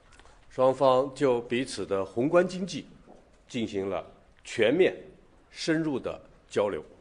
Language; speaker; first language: Chinese; native; Chinese